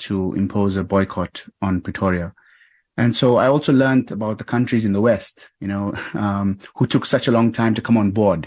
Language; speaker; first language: English; native; English